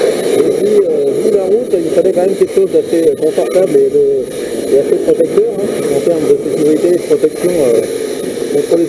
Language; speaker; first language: French; native; French